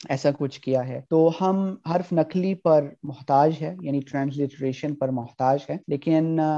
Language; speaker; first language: Urdu; early bilingual, heritage; Urdu